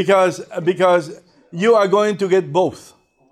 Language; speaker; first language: English; non-native, fluent; Spanish